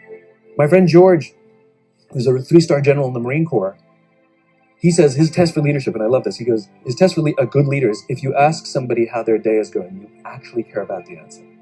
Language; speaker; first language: English; native; English